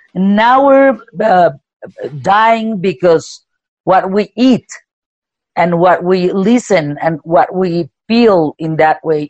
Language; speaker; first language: English; non-native, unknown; Spanish